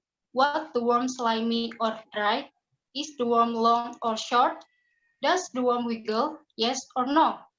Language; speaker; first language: English; non-native, learner; Indonesian